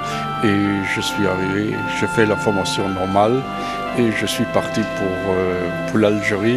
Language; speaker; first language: French; non-native, fluent; German